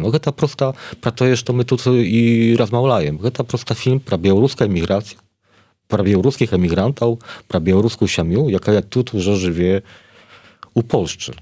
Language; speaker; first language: Polish; non-native, learner; Belarusian